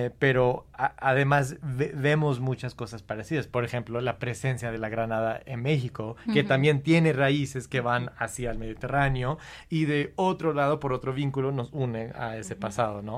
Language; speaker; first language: Spanish; non-native, fluent; English